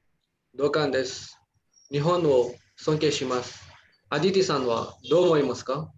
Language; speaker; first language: Japanese; non-native, learner; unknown